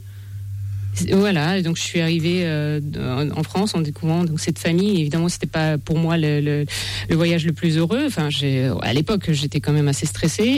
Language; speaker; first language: French; non-native, fluent; Russian